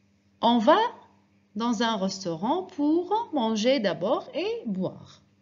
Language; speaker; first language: French; non-native, fluent; Arabic